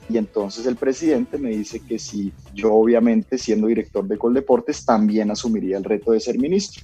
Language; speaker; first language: Spanish; native; Spanish